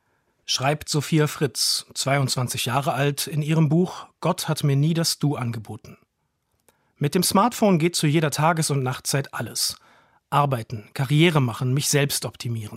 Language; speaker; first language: German; native; German